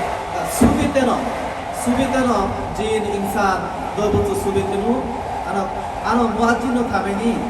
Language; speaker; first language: Japanese; non-native, learner; Bangla